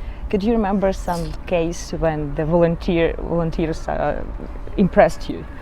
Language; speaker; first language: English; non-native, learner; Ukrainian